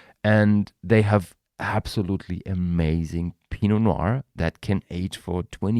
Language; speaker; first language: English; non-native, fluent; German